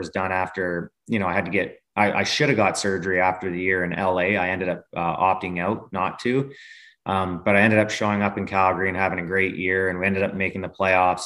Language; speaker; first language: English; native; English